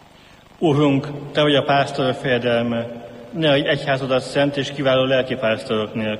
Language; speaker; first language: Hungarian; native; Hungarian